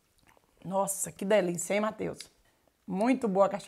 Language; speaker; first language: Portuguese; native; Portuguese